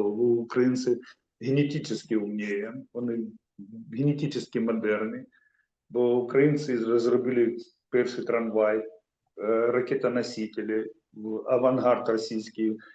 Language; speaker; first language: Ukrainian; non-native, local second language; Russian